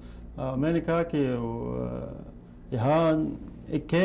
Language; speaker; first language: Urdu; non-native, fluent; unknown